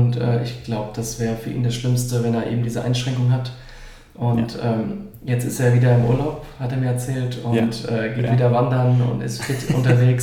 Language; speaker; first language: German; native; German